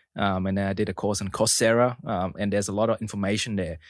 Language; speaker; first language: English; early bilingual, other home language; Vietnamese